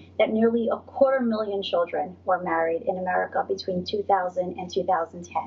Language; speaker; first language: English; native; English